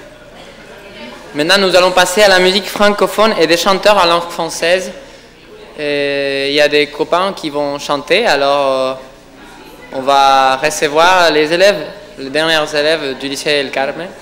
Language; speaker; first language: French; non-native, fluent; Spanish